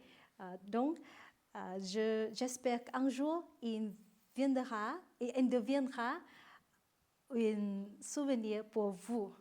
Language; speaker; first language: French; non-native, learner; Vietnamese